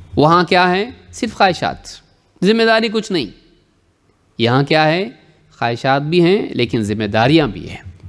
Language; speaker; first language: Urdu; native; Urdu